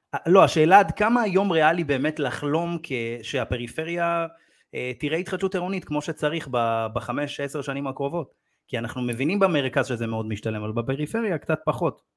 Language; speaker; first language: Hebrew; native; Hebrew